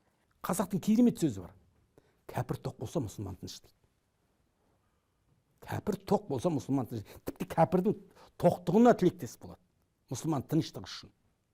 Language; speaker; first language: Kazakh; native; Kazakh